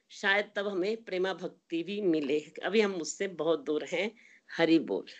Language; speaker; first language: Hindi; native; Hindi